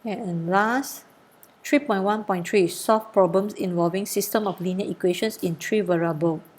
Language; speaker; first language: English; non-native, local second language; Malay